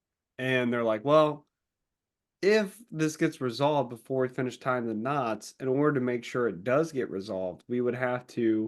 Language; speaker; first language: English; native; English